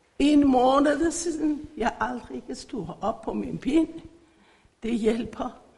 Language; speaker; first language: Danish; non-native, learner; Persian